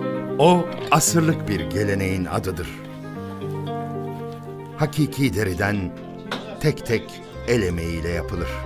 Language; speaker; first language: Turkish; native; Turkish